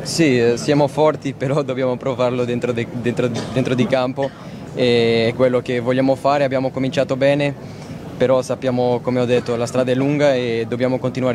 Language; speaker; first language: Italian; non-native, fluent; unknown